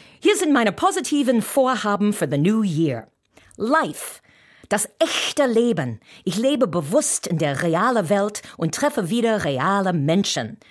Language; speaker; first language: German; non-native, fluent; English